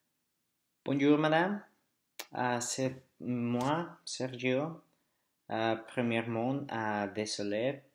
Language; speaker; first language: French; non-native, learner; Spanish